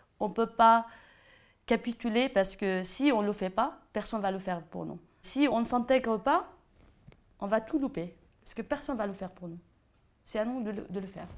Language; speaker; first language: French; non-native, fluent; Arabic